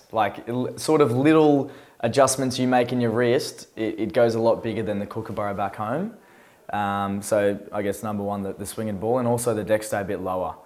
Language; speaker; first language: English; native; English